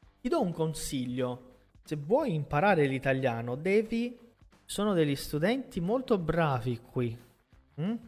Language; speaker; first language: Italian; non-native, fluent; Portuguese